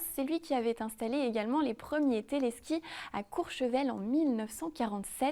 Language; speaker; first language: French; native; French